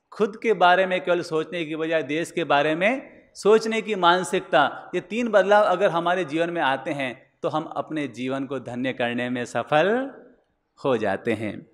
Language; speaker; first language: Hindi; native; Hindi